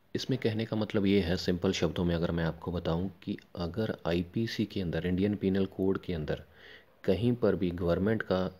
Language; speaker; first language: Hindi; non-native, local second language; Punjabi